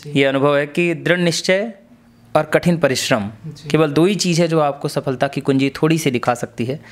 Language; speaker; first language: Hindi; native; Hindi